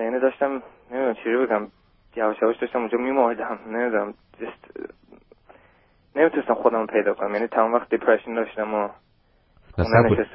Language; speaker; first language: Persian; early bilingual, heritage; German